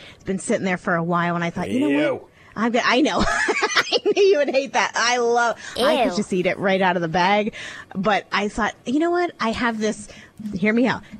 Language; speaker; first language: English; native; English